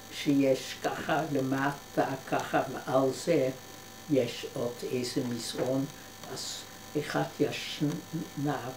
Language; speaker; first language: Hebrew; non-native, fluent; Dutch